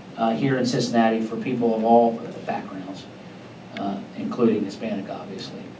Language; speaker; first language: English; native; English